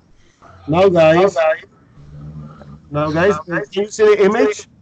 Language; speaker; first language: English; non-native, fluent; Spanish